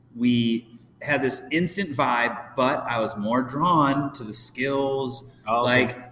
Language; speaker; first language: English; native; English